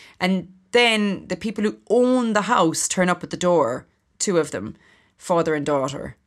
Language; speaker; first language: English; native; English